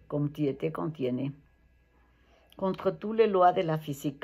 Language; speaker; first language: French; non-native, fluent; Spanish